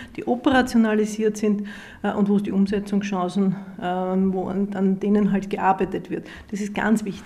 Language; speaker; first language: German; native; German